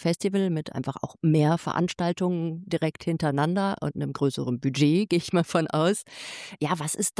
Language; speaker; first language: German; native; German